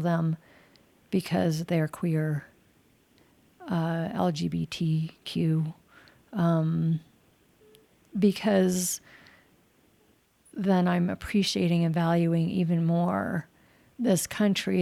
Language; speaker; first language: English; native; English